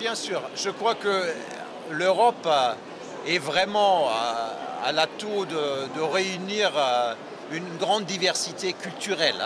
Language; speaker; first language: French; non-native, fluent; German